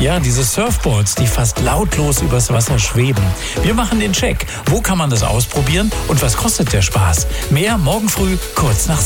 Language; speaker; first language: German; native; German